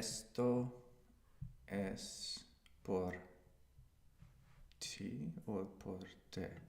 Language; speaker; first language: Spanish; non-native, learner; English